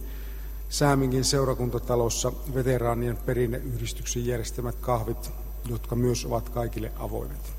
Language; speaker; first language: Finnish; native; Finnish